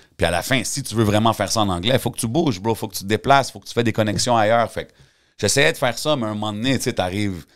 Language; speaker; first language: French; early bilingual, heritage; French